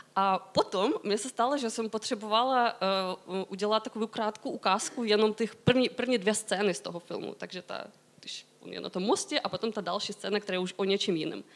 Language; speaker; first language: Czech; non-native, fluent; Ukrainian